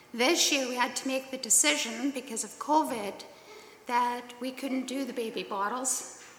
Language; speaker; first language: English; native; English